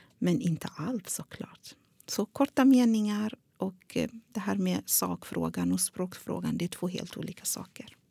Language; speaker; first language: Swedish; non-native, fluent; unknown